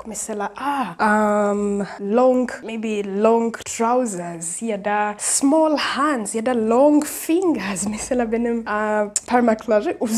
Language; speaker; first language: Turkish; non-native, learner; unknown